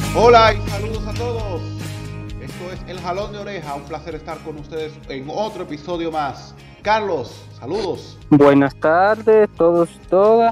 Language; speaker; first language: Spanish; native; Spanish